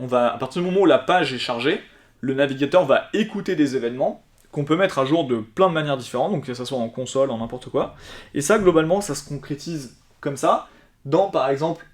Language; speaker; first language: French; native; French